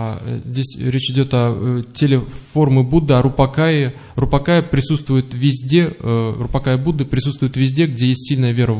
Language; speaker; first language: Russian; native; Russian